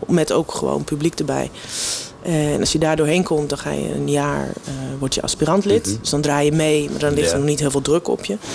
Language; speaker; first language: Dutch; native; Dutch